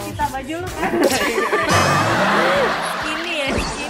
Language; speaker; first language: Indonesian; native; Indonesian